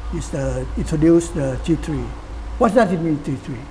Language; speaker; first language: English; non-native, learner; Thai